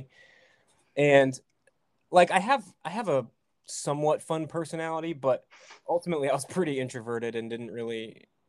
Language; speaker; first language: English; native; English